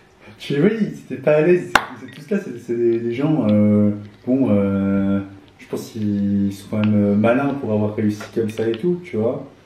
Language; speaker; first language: French; native; French